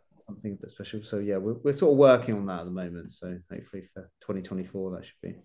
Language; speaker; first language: English; native; English